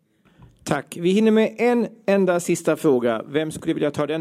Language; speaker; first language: Swedish; native; Swedish